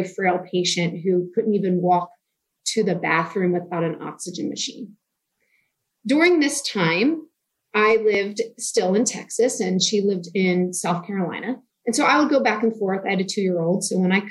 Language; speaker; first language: English; native; English